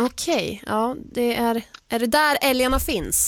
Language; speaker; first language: Swedish; native; Swedish